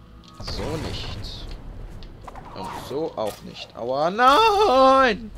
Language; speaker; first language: German; native; German